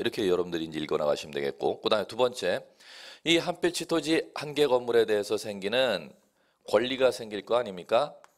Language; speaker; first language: Korean; native; Korean